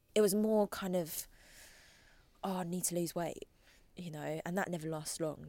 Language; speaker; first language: English; native; English